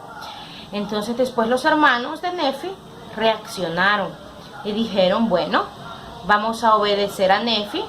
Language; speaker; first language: Spanish; native; Spanish